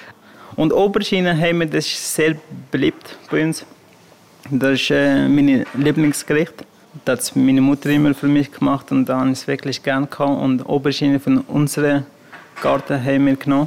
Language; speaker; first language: German; non-native, learner; Hazaragi